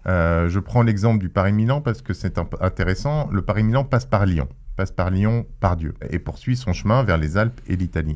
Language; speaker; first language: French; native; French